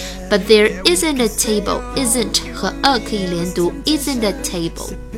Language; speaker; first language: English; non-native, fluent; Chinese